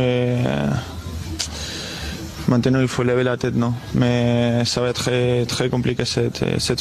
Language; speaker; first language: French; non-native, fluent; Spanish